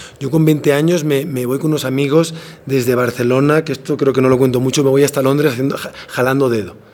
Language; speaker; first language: Spanish; native; Spanish